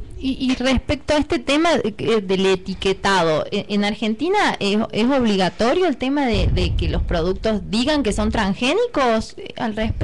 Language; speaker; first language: Spanish; native; Spanish